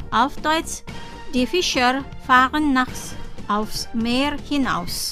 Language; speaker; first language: German; non-native, fluent; Indonesian